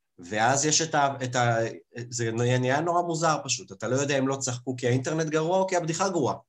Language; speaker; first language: Hebrew; early bilingual, other home language; Russian